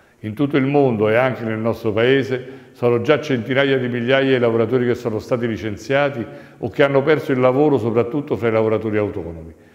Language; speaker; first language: Italian; native; Italian